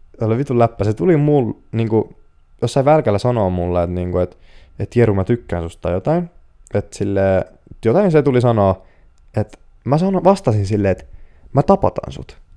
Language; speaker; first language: Finnish; early bilingual, other home language; Portuguese